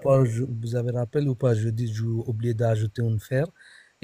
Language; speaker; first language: French; non-native, learner; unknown